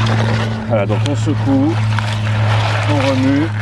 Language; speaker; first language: French; native; French